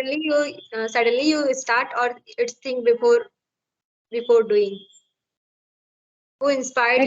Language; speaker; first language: English; non-native, learner; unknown